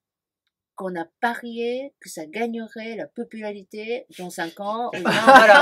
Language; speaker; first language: French; non-native, fluent; Japanese